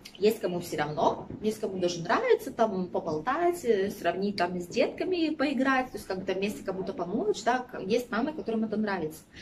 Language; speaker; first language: Russian; native; Russian